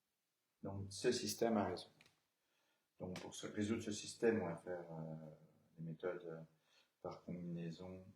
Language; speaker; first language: French; native; French